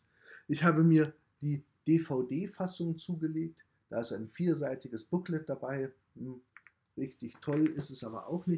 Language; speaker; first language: German; native; German